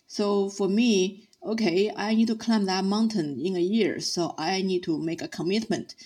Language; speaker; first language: English; non-native, fluent; Chinese